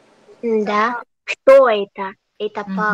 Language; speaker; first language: Russian; non-native, learner; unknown